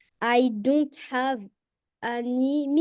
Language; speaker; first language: English; non-native, learner; French